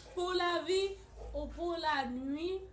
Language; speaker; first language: French; non-native, learner; Haitian Creole